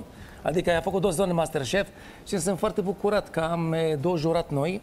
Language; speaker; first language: Romanian; non-native, fluent; Hebrew